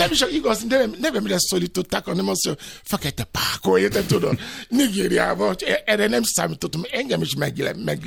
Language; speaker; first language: Hungarian; non-native, fluent; Yoruba